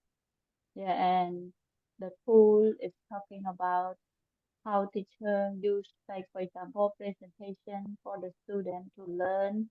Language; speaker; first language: English; non-native, learner; Khmer